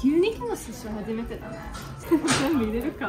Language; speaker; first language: Japanese; non-native, fluent; Swedish